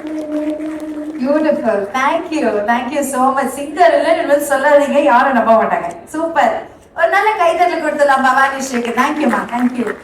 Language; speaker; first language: Tamil; native; Tamil